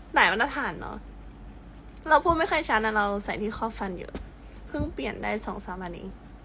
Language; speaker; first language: Thai; native; Thai